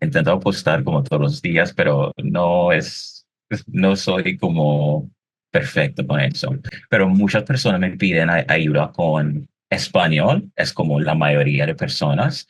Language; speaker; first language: Spanish; non-native, fluent; English